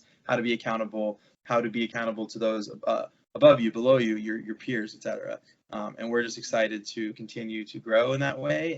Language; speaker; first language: English; native; English